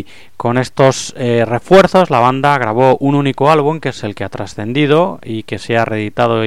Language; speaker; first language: Spanish; native; Spanish